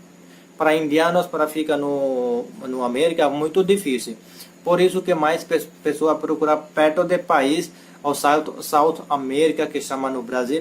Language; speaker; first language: Portuguese; non-native, learner; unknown